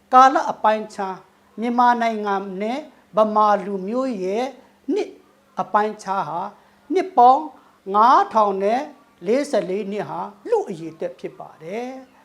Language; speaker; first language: Burmese; non-native, local second language; Thado Chin